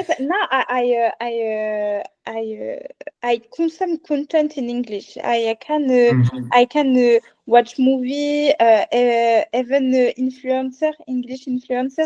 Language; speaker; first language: English; non-native, learner; French